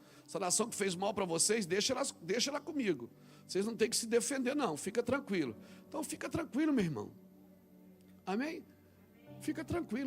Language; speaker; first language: Portuguese; native; Portuguese